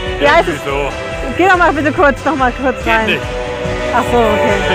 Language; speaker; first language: German; native; German